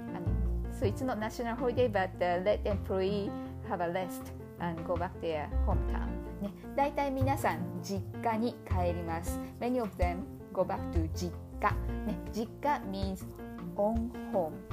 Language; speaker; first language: English; non-native, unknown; Japanese